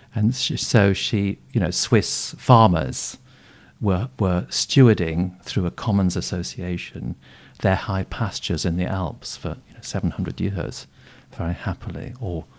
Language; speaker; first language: English; native; English